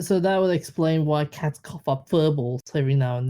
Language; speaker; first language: English; native; English